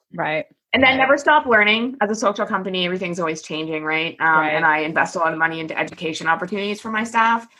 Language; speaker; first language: English; native; English